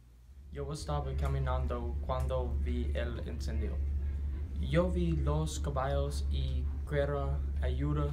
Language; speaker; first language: Spanish; non-native, learner; English